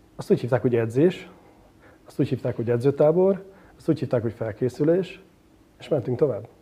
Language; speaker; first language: Hungarian; native; Hungarian